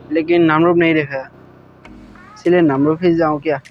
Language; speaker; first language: Hindi; non-native, local second language; Assamese